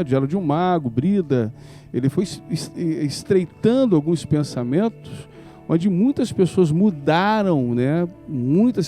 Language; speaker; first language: Portuguese; native; Portuguese